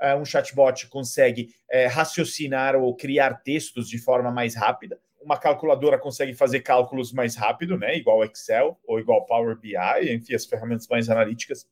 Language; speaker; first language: Portuguese; non-native, fluent; Italian